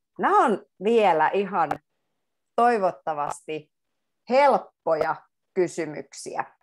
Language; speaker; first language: Finnish; native; Finnish